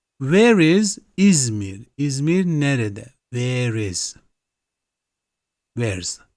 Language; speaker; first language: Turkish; non-native, fluent; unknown